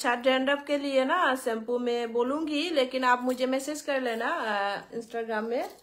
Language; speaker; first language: Hindi; non-native, local second language; Bangla